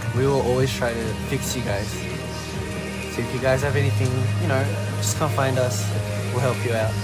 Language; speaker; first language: English; native; English